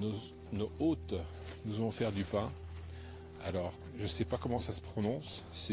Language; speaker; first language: French; native; French